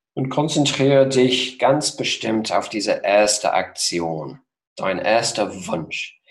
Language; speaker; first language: German; non-native, fluent; English